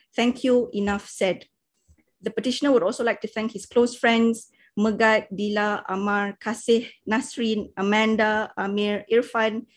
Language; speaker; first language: English; non-native, local second language; Malay